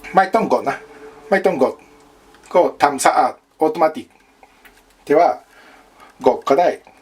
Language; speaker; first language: Thai; non-native, learner; Japanese